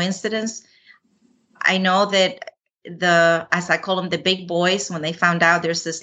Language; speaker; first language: English; non-native, fluent; Spanish